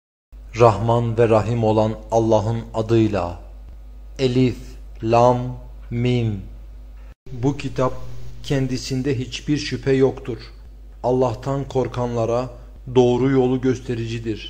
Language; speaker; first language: Turkish; native; Turkish